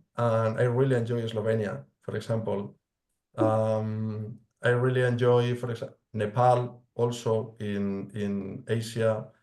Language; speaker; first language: English; non-native, fluent; Spanish